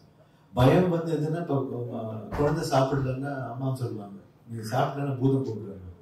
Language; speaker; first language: Tamil; non-native, learner; Kannada